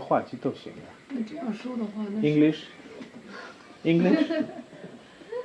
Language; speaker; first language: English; non-native, fluent; Chinese